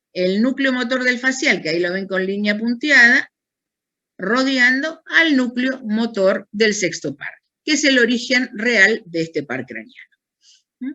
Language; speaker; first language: Spanish; native; Spanish